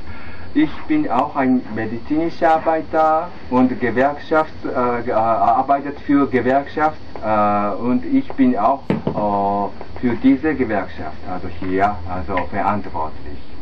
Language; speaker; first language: German; non-native, fluent; Japanese